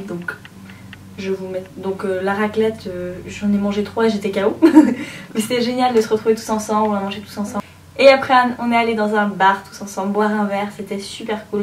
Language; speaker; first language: French; native; French